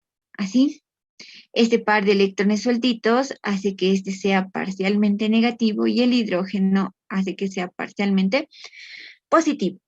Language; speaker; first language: Spanish; native; Spanish